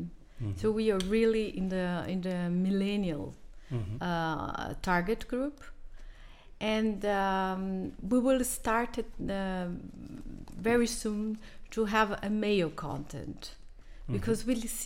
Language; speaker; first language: English; non-native, fluent; Portuguese